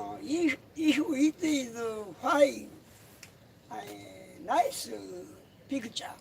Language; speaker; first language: English; non-native, learner; Japanese